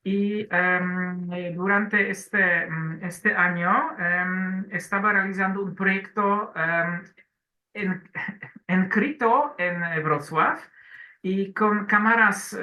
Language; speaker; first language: Spanish; non-native, learner; Polish